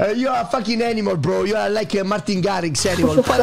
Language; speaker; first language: English; non-native, learner; Italian